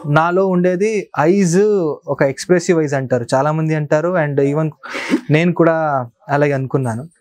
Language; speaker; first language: Telugu; non-native, local second language; Kannada